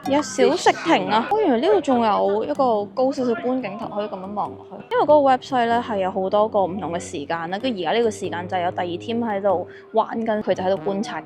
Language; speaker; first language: Cantonese; native; Cantonese